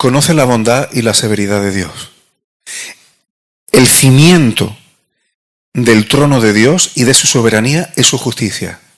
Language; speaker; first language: Spanish; native; Spanish